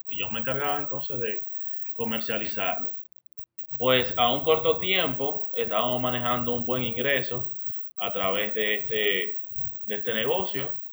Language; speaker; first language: Spanish; native; Spanish